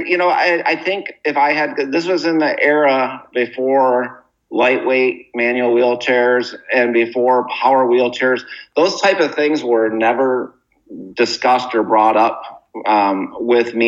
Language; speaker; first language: English; native; English